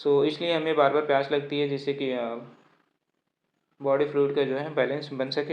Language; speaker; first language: Hindi; native; Hindi